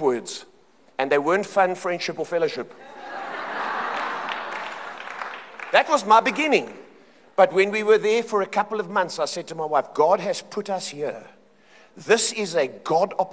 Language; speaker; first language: English; native; English